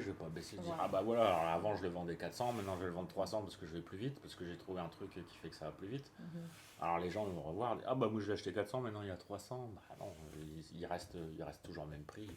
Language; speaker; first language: French; native; French